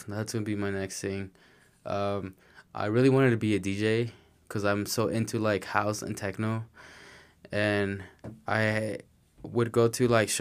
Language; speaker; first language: English; non-native, fluent; Spanish